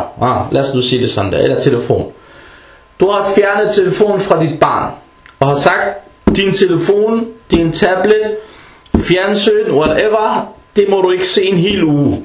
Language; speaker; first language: Danish; early bilingual, other home language; Arabic